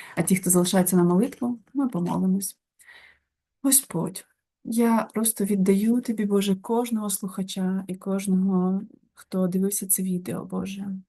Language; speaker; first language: Ukrainian; non-native, local second language; Russian